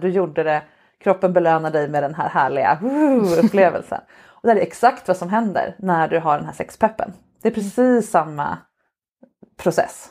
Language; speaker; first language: Swedish; native; Swedish